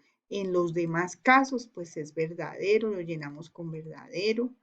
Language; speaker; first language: Spanish; native; Spanish